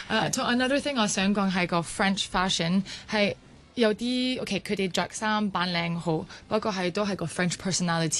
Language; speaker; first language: Cantonese; early bilingual, other home language; French